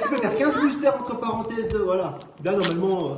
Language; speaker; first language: French; native; French